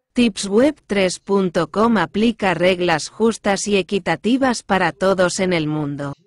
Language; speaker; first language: Spanish; non-native, fluent; Korean